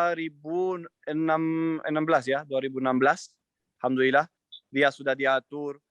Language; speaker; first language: Indonesian; non-native, fluent; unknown